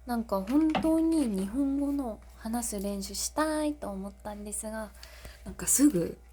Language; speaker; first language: Japanese; non-native, learner; English